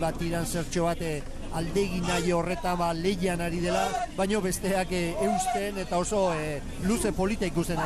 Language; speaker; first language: Basque; native; Basque